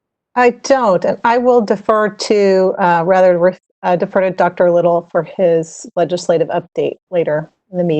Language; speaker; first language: English; native; English